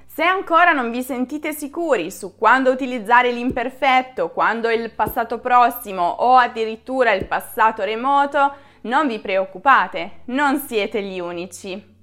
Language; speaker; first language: Italian; native; Italian